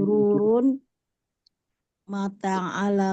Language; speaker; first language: Arabic; non-native, learner; Indonesian